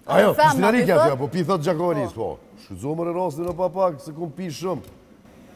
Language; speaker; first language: Albanian; native; Albanian